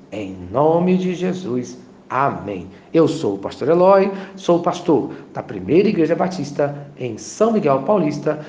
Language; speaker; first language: Portuguese; native; Portuguese